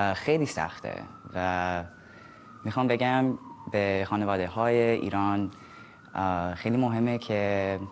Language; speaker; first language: Persian; non-native, learner; English